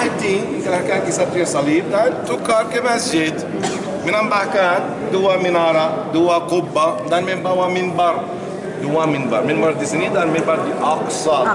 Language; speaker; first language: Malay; non-native, learner; Arabic